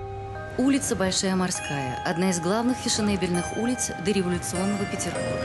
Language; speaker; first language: Russian; native; Russian